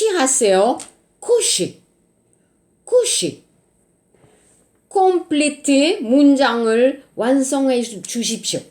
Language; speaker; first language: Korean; non-native, learner; French